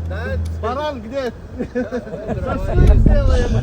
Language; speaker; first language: Russian; non-native, fluent; Lithuanian